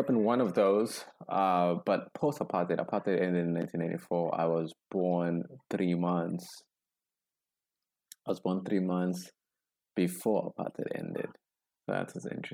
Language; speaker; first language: English; non-native, local second language; Zulu